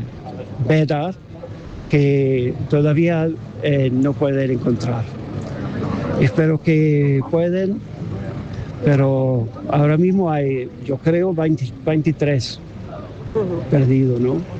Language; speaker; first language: Spanish; non-native, fluent; English